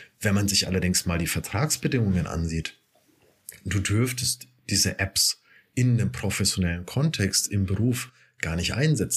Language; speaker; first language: German; native; German